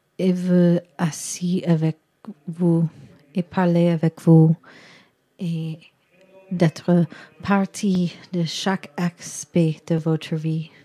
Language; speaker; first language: French; non-native, learner; English